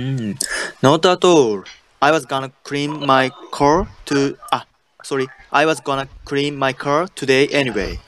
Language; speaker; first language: English; non-native, learner; Japanese